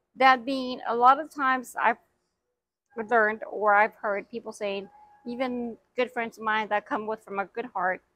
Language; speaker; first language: English; native; English